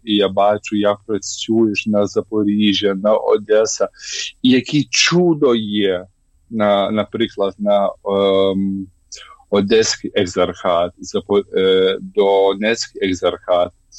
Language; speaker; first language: Ukrainian; non-native, learner; Lithuanian